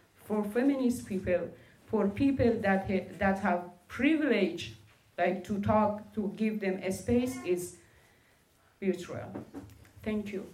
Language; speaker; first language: English; non-native, learner; Persian